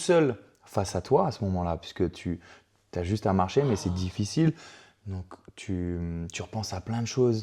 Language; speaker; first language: French; native; French